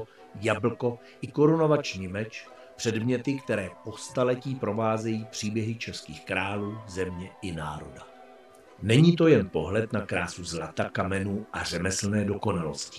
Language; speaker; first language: Czech; native; Czech